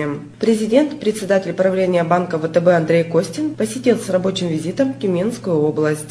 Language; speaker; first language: Russian; native; Russian